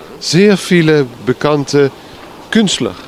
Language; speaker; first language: German; non-native, learner; Dutch